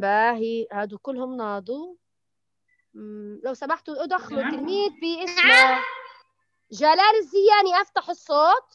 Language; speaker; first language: Arabic; native; Arabic